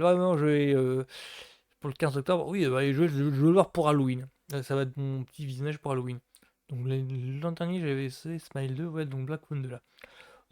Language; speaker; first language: French; native; French